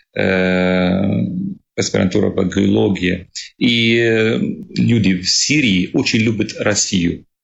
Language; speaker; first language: Russian; non-native, learner; Arabic